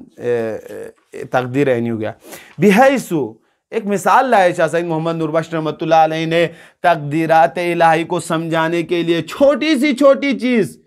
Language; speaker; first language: Urdu; non-native, local second language; Balti